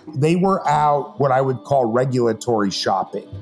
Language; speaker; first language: English; native; English